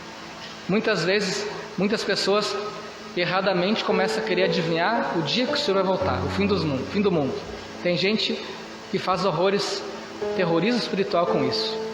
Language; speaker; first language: Portuguese; native; Portuguese